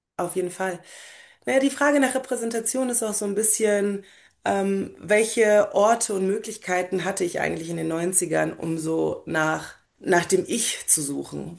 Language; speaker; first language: German; early bilingual, other home language; Polish